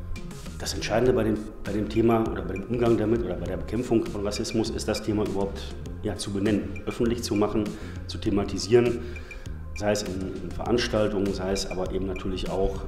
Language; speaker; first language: German; native; German